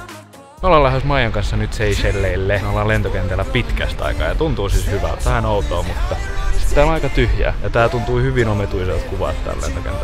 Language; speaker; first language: Finnish; native; Finnish